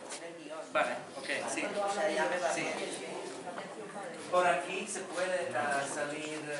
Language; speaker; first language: Spanish; non-native, fluent; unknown